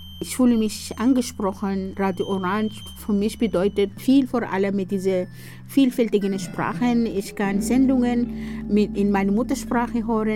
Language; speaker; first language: German; non-native, fluent; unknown